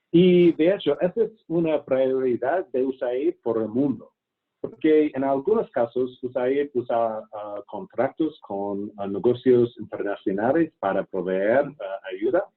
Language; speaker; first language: Spanish; non-native, fluent; English